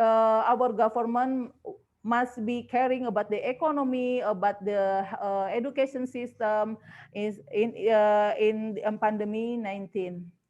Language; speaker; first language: English; non-native, learner; Indonesian